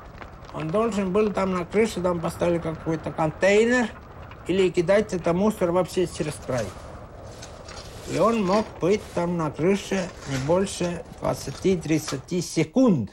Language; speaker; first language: Russian; native; Russian